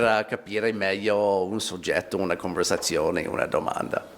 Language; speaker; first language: Italian; non-native, fluent; English